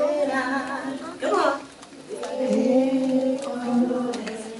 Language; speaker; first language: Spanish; non-native, learner; English